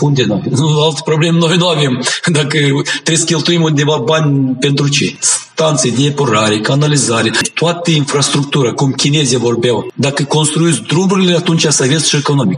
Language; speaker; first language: Romanian; non-native, local second language; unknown